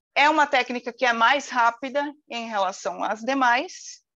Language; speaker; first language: Portuguese; native; Portuguese